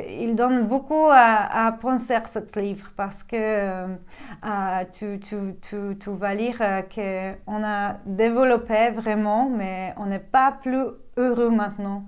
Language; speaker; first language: French; non-native, fluent; Polish